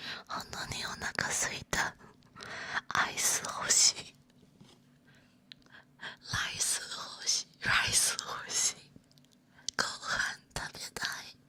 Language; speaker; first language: Japanese; non-native, learner; Chinese